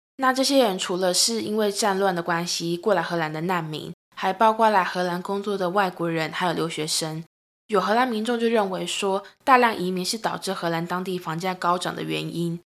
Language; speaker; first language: Chinese; native; Chinese